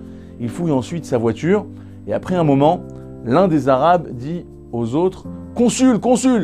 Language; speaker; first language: French; native; French